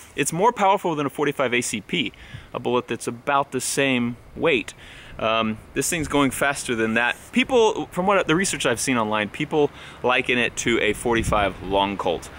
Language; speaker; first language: English; native; English